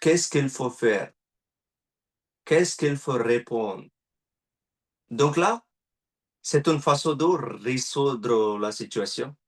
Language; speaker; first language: French; non-native, learner; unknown